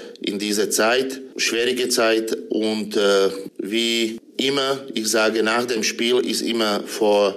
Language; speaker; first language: German; non-native, fluent; Slovak